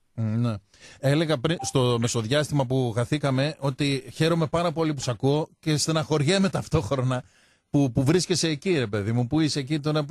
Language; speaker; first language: Greek; native; Greek